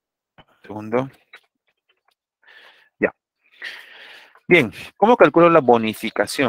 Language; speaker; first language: Spanish; native; Spanish